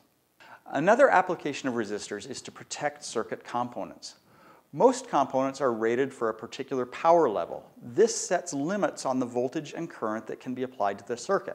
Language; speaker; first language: English; native; English